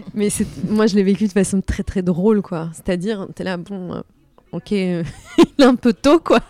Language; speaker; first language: French; native; French